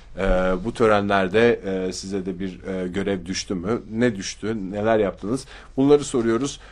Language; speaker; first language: Turkish; native; Turkish